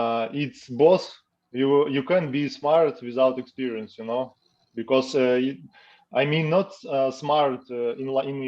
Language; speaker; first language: English; non-native, learner; Russian